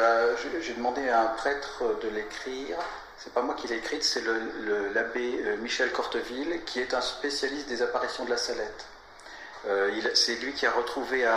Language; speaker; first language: French; native; French